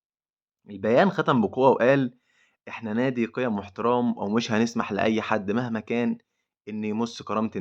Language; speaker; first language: Arabic; native; Arabic